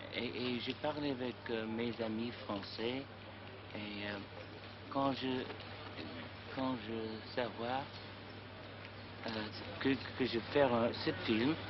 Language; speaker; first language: French; non-native, learner; English